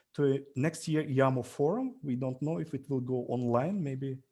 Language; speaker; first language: English; non-native, fluent; Russian